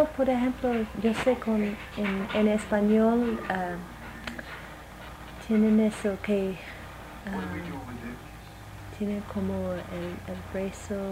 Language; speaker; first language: Spanish; non-native, fluent; English